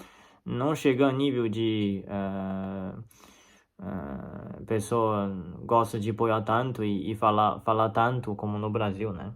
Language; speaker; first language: Portuguese; non-native, fluent; Chinese